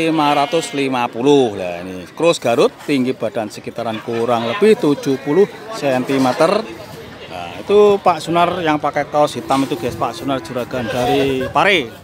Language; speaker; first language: Indonesian; non-native, local second language; Javanese